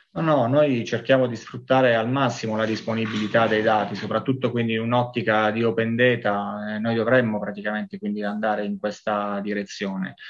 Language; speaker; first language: Italian; native; Italian